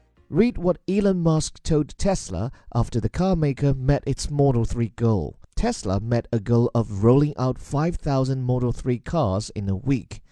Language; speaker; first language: English; non-native, fluent; Chinese